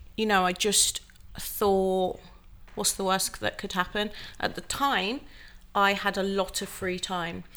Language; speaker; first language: English; native; English